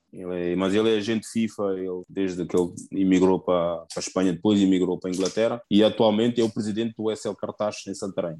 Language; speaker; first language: Portuguese; early bilingual, other home language; Upper Guinea Crioulo